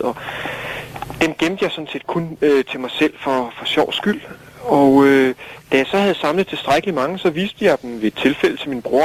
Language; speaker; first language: Danish; native; Danish